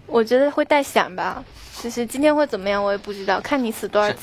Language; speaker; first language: Chinese; native; Chinese